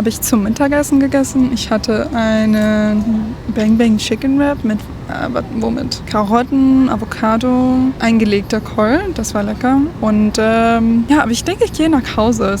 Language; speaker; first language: German; non-native, fluent; English